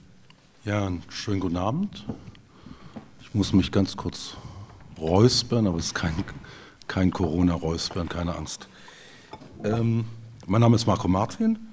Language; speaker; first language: German; native; German